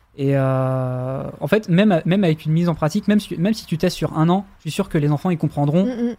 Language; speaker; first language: French; native; French